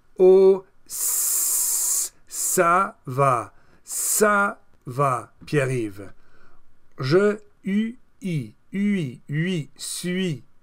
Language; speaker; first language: French; non-native, fluent; English